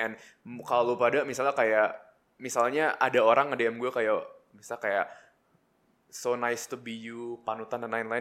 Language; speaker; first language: Indonesian; early bilingual, heritage; Indonesian